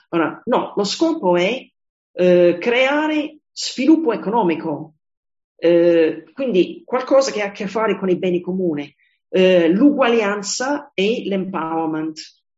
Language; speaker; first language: Italian; non-native, fluent; English